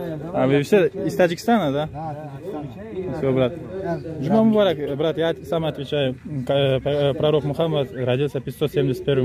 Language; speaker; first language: Russian; non-native, learner; Kyrgyz